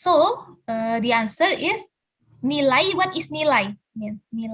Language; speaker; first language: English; non-native, fluent; Indonesian